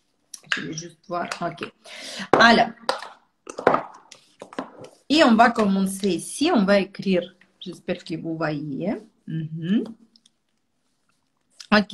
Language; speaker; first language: French; non-native, fluent; Russian